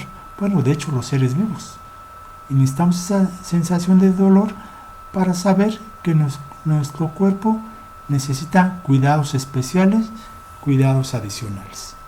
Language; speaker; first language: Spanish; native; Spanish